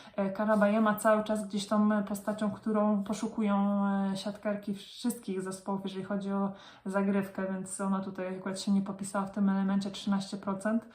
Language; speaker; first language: Polish; native; Polish